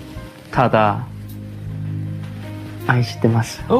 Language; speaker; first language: Japanese; non-native, learner; Korean